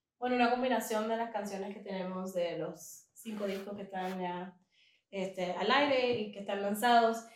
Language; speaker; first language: Spanish; native; Spanish